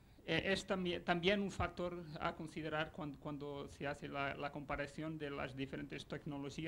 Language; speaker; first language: Spanish; non-native, fluent; Portuguese